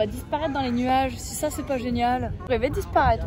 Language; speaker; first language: French; native; French